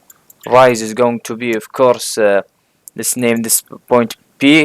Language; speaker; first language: English; non-native, fluent; Arabic